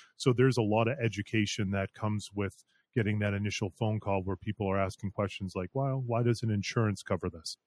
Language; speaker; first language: English; native; English